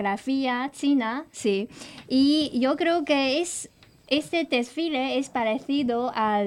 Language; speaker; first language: Spanish; non-native, fluent; Chinese